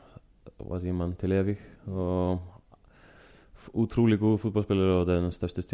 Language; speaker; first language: Norwegian; non-native, fluent; Icelandic